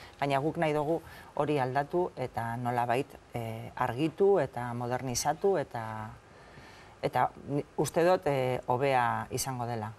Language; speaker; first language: Basque; non-native, local second language; Spanish